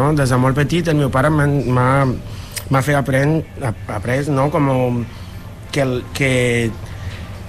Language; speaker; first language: Catalan; non-native, fluent; Spanish